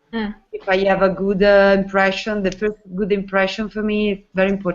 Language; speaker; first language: English; non-native, learner; Italian